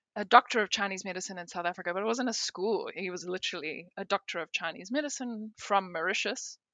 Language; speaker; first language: English; native; English